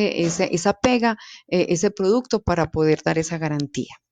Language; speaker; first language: Spanish; native; Spanish